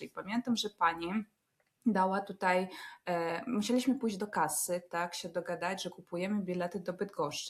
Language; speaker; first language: Polish; non-native, fluent; Russian